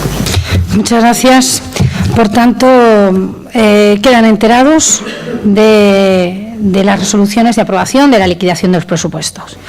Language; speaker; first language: Spanish; native; Spanish